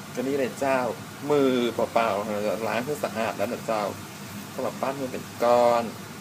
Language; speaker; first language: Thai; native; Thai